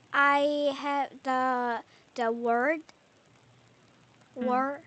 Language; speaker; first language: English; non-native, learner; Korean